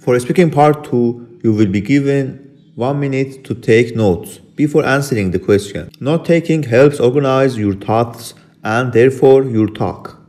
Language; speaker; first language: English; non-native, fluent; Persian